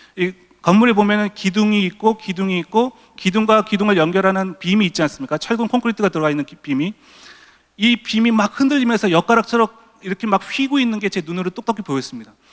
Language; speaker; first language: Korean; native; Korean